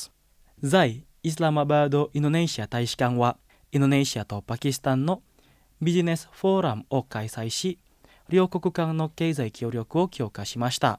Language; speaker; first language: Japanese; non-native, fluent; Indonesian